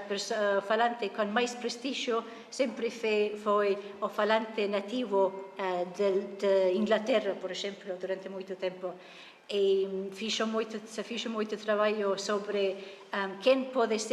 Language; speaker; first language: Galician; non-native, fluent; English